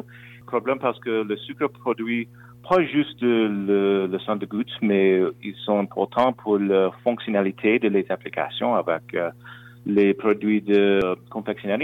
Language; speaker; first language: French; non-native, local second language; English